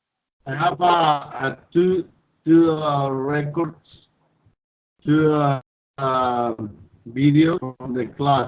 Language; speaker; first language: English; non-native, learner; Spanish